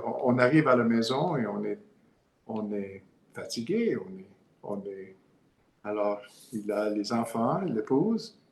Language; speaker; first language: French; non-native, learner; English